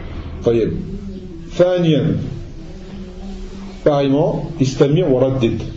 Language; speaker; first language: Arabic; non-native, fluent; French